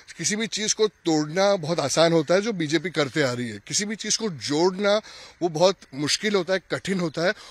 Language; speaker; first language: Hindi; non-native, local second language; Urdu